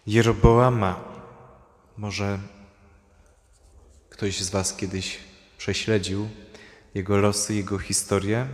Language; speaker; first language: Polish; native; Polish